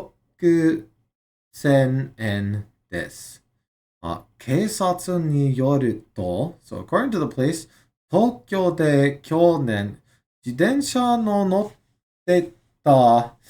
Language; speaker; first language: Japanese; non-native, learner; English